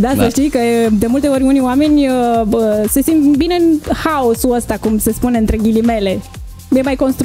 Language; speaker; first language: Romanian; native; Romanian